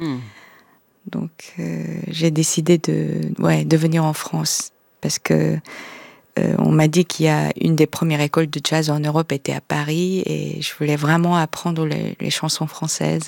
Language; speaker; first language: French; non-native, fluent; Korean